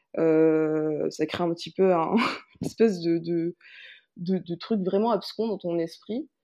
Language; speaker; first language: French; native; French